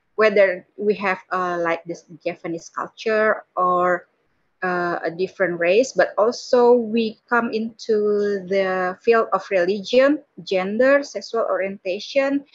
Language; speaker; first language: English; non-native, fluent; Indonesian